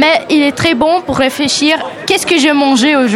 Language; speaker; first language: French; non-native, learner; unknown